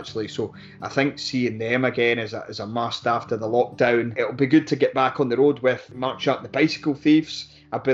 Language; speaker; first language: English; native; English